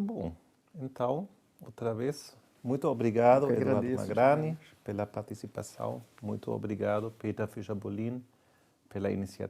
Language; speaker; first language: Portuguese; non-native, fluent; German